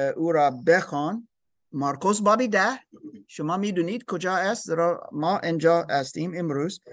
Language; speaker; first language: Persian; non-native, learner; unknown